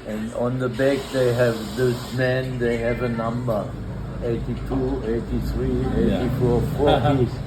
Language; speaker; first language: English; non-native, fluent; German